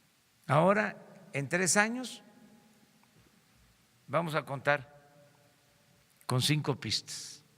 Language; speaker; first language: Spanish; native; Spanish